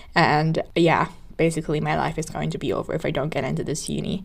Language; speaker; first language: English; non-native, fluent; Finnish